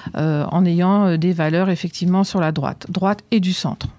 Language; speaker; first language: French; native; French